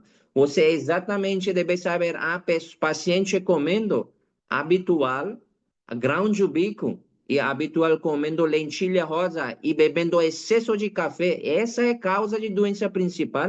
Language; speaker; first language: Portuguese; non-native, learner; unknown